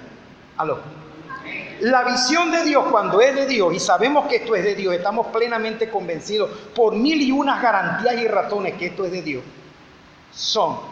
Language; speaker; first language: Spanish; native; Spanish